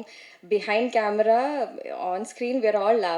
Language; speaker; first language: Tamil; non-native, learner; Malayalam